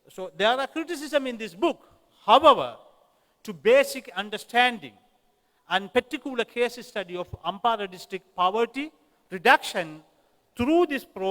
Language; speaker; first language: English; non-native, local second language; Tamil